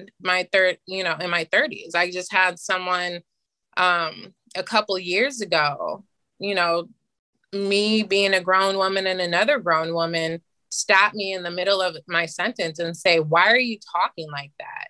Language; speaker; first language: English; native; English